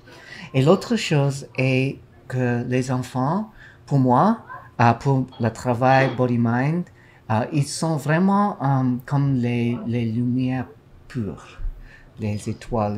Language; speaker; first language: French; non-native, learner; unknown